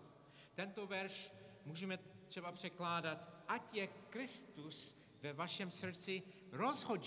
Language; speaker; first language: Czech; non-native, fluent; English